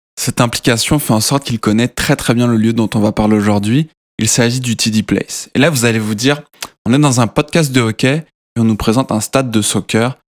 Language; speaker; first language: French; native; French